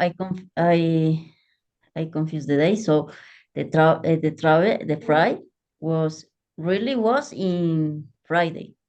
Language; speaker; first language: English; non-native, learner; Spanish